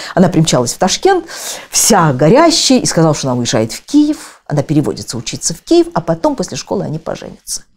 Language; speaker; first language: Russian; native; Russian